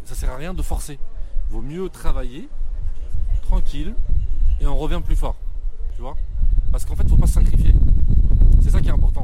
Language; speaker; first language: French; native; French